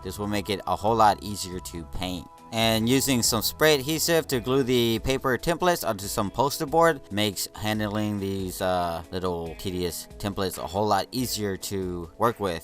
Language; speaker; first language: English; native; English